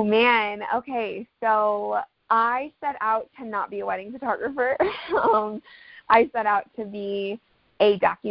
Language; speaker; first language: English; native; English